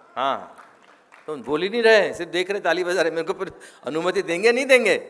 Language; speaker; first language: Hindi; non-native, local second language; Marathi